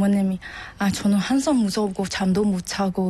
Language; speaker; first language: Korean; non-native, learner; Burmese